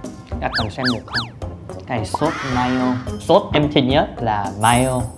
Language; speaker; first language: Vietnamese; non-native, fluent; Korean